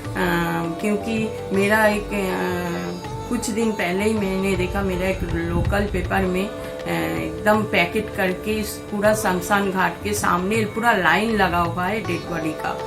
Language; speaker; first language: Hindi; non-native, local second language; Bangla